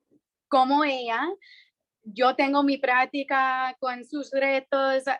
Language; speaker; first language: Spanish; non-native, fluent; English